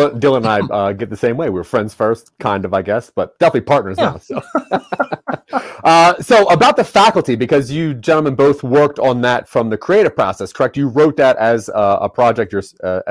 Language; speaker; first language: English; native; English